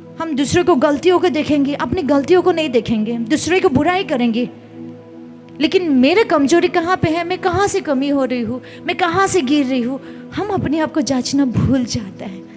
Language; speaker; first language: Hindi; non-native, local second language; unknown